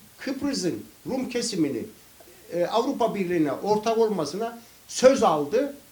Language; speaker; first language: Turkish; native; Turkish